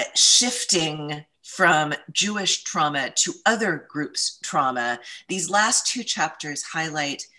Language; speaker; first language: English; native; English